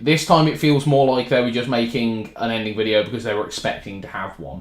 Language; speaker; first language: English; native; English